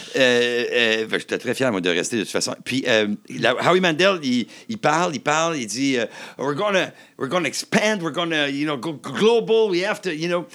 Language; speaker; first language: French; native; French